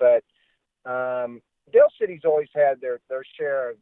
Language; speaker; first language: English; native; English